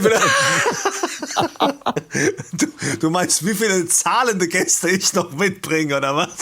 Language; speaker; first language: German; native; German